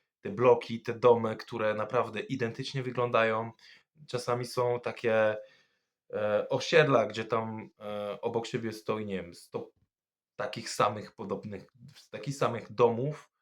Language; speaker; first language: Polish; non-native, fluent; French